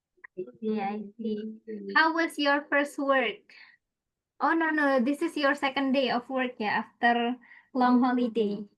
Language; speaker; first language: English; non-native, fluent; Indonesian